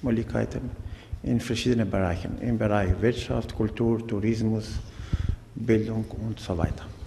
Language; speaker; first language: German; non-native, learner; Macedonian